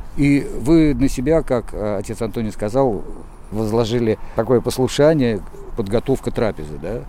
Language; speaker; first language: Russian; native; Russian